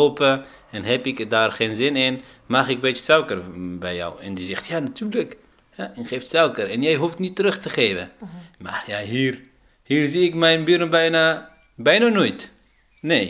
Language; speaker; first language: Dutch; non-native, fluent; Arabic